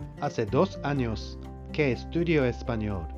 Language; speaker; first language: Spanish; non-native, fluent; Japanese